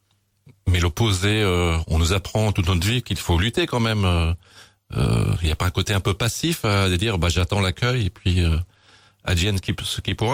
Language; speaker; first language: French; native; French